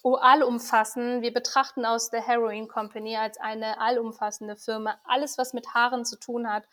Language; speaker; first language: German; early bilingual, other home language; Persian